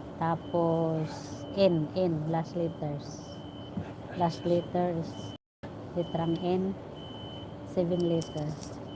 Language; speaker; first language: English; non-native, learner; Filipino